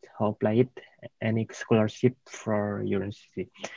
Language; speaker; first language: English; non-native, fluent; Indonesian